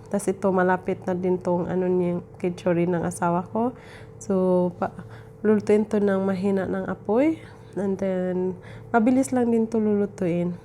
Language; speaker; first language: Filipino; native; Filipino